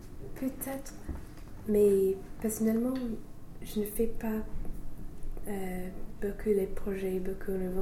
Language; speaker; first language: French; non-native, fluent; English